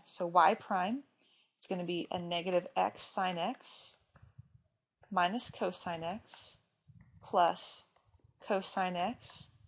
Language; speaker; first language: English; native; English